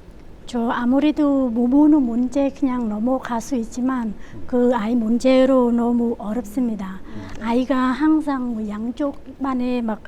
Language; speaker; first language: Korean; non-native, learner; Khmer